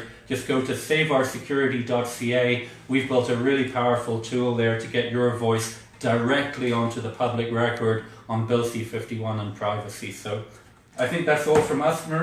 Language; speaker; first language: English; native; English